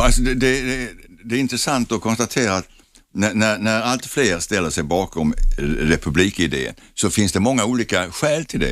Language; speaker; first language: Swedish; native; Swedish